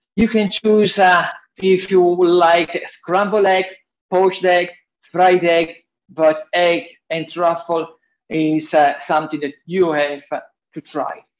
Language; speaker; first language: English; non-native, fluent; Italian